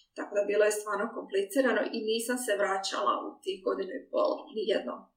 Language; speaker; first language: Croatian; native; Croatian